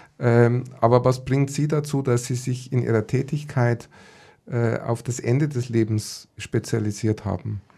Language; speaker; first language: German; native; German